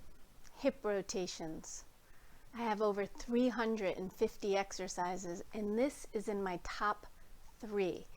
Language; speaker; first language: English; native; English